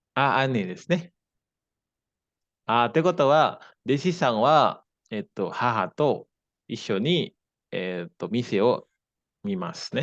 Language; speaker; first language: Japanese; non-native, fluent; Indonesian